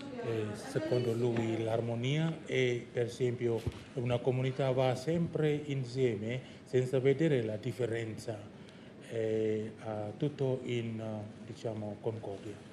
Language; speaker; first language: Italian; non-native, learner; Indonesian